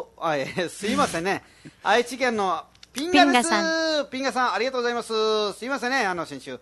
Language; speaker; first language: Japanese; non-native, fluent; Nepali